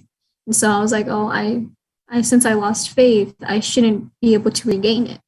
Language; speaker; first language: English; native; English